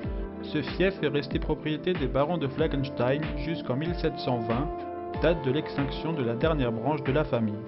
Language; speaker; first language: French; native; French